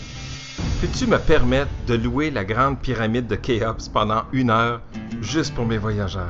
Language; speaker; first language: French; native; French